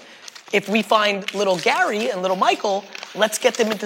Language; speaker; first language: English; early bilingual, other home language; Russian